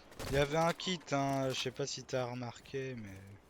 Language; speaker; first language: French; native; French